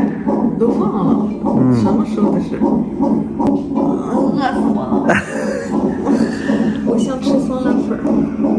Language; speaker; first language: Chinese; non-native, fluent; French